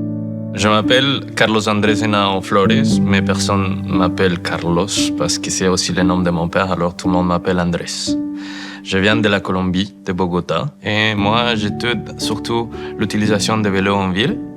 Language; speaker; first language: French; non-native, fluent; Spanish